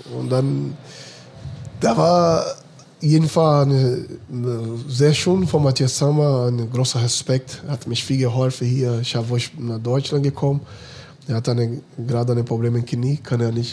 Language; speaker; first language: German; non-native, fluent; Portuguese